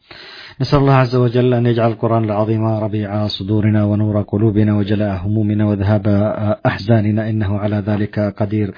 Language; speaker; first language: Arabic; native; Arabic